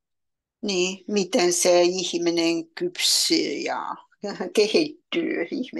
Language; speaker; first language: Finnish; non-native, learner; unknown